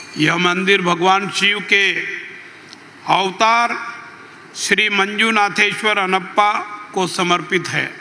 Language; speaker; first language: Hindi; native; Hindi